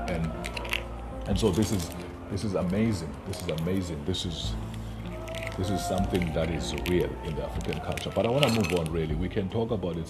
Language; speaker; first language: English; non-native, local second language; Xhosa